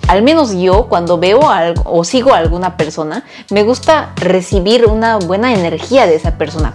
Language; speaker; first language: Spanish; early bilingual, other home language; Korean